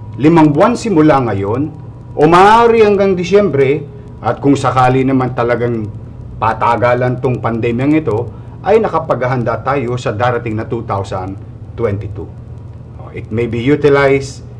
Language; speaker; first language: Filipino; native; Filipino